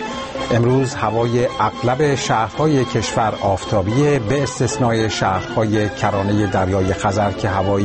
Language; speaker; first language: Persian; native; Persian